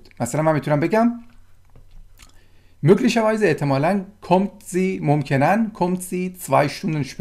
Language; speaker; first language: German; non-native, fluent; Persian